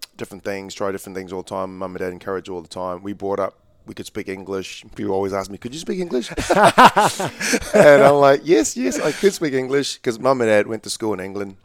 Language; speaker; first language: English; early bilingual, other home language; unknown